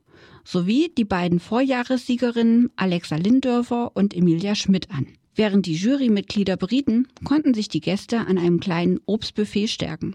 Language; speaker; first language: German; native; German